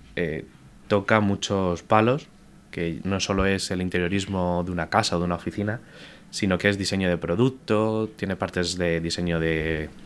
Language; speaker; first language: Spanish; native; Spanish